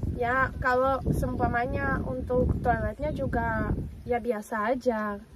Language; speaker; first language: Indonesian; non-native, fluent; Russian